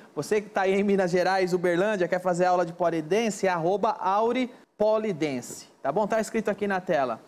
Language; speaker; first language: Portuguese; native; Portuguese